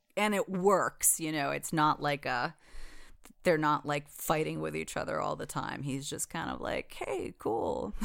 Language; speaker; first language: English; native; English